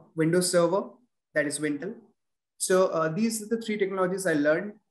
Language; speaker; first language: English; non-native, local second language; Bangla